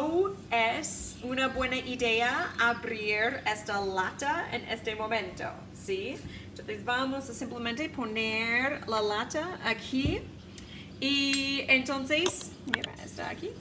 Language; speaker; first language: Spanish; non-native, fluent; English